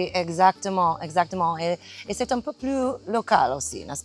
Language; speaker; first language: French; non-native, fluent; English